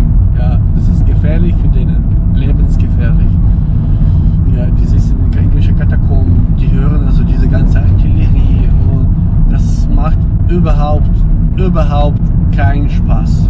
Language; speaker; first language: German; non-native, fluent; Ukrainian